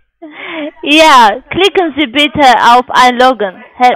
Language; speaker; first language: German; non-native, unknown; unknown